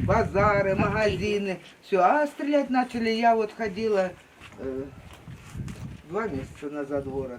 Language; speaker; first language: Russian; native; Russian